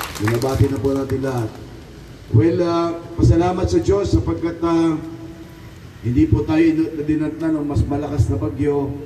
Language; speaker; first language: Filipino; native; Filipino